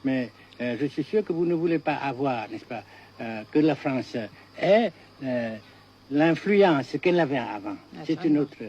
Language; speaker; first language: French; non-native, fluent; Vietnamese